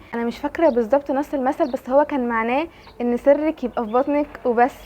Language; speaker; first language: Arabic; native; Arabic